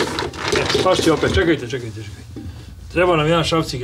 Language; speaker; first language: Bosnian; native; Bosnian